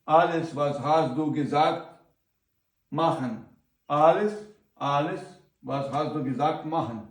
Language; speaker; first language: German; non-native, learner; Ukrainian